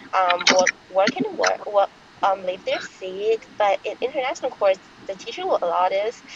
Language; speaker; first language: English; non-native, fluent; Chinese